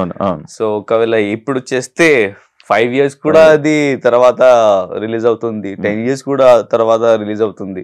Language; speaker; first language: Telugu; non-native, learner; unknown